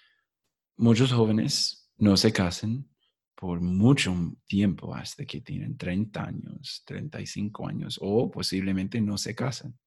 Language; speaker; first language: Spanish; non-native, fluent; English